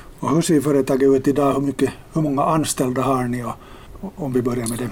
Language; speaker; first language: Swedish; native; Swedish